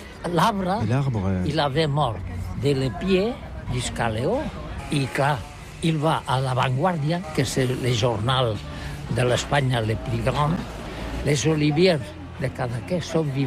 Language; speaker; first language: French; non-native, learner; Catalan